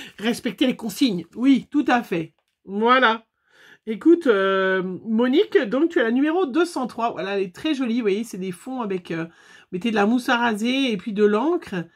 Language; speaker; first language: French; native; French